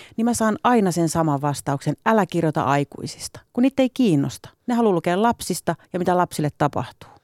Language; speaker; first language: Finnish; native; Finnish